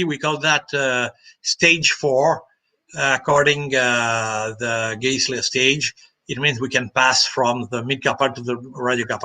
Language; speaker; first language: English; non-native, fluent; French